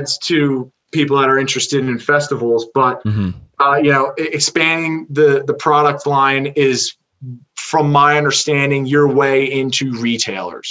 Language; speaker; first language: English; native; English